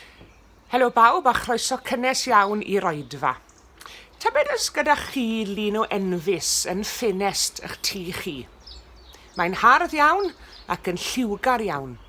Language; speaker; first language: Welsh; native; Welsh